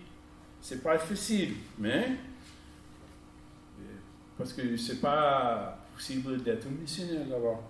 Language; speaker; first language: French; non-native, fluent; English